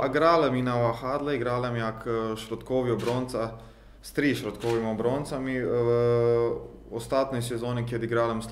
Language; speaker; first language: Polish; non-native, learner; Croatian